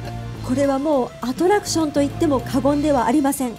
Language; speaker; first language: Japanese; native; Japanese